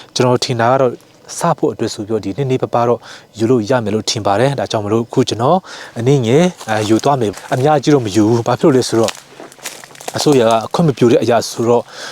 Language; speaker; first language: Burmese; non-native, local second language; Hakha Chin